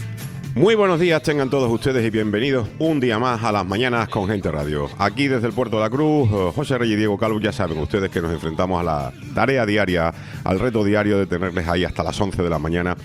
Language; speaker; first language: Spanish; native; Spanish